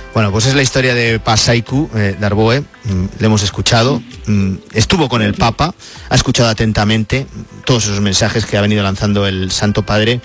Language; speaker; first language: Spanish; native; Spanish